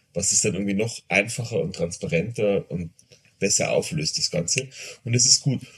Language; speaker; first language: German; non-native, fluent; Spanish